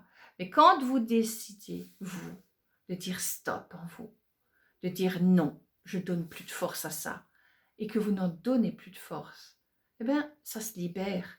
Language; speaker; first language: French; native; French